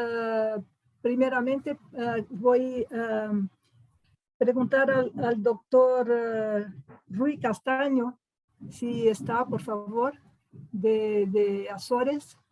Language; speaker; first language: Spanish; non-native, fluent; Portuguese